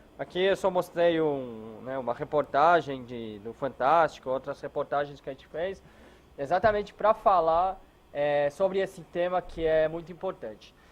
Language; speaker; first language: Portuguese; early bilingual, heritage; Hebrew